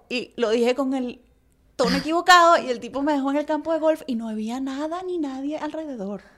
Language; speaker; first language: Spanish; native; Spanish